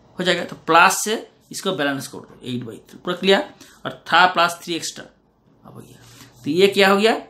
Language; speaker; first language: Hindi; non-native, local second language; Bangla